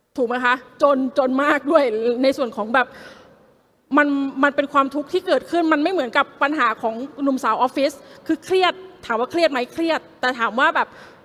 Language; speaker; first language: Thai; native; Thai